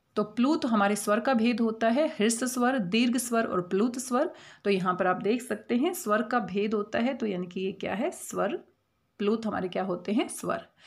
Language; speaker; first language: Hindi; native; Hindi